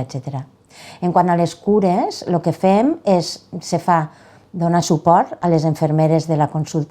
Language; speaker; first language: Catalan; native; Catalan